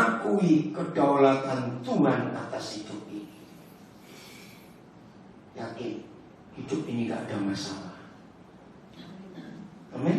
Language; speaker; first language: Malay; non-native, local second language; Javanese